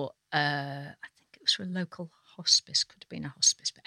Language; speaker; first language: English; native; English